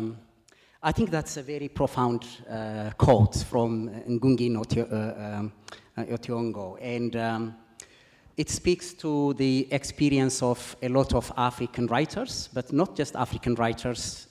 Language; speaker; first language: English; non-native, fluent; Amharic